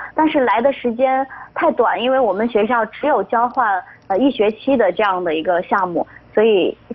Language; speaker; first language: Chinese; native; Chinese